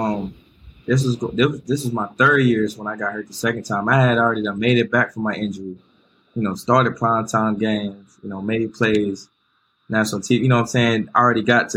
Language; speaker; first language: English; native; English